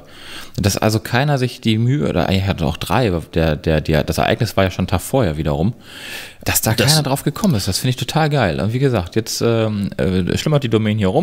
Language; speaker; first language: German; native; German